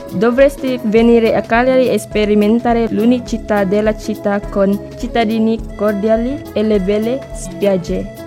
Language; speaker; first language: Italian; non-native, learner; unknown